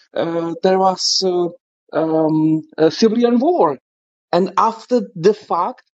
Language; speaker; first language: English; non-native, fluent; Czech